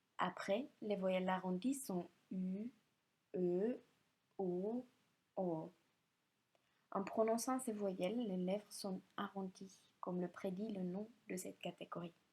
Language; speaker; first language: French; non-native, fluent; Finnish